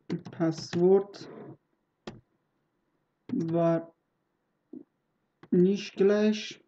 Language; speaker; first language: German; non-native, learner; Persian